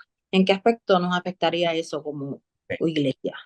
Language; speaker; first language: Spanish; native; Spanish